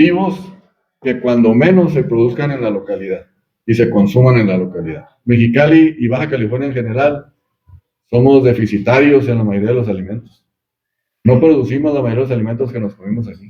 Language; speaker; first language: Spanish; native; Spanish